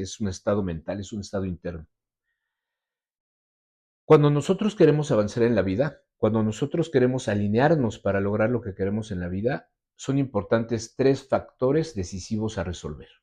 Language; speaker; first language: Spanish; native; Spanish